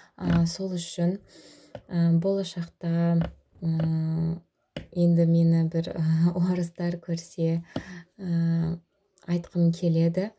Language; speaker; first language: Kazakh; non-native, local second language; Russian